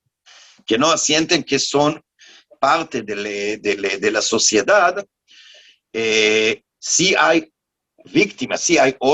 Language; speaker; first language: Spanish; non-native, learner; Hebrew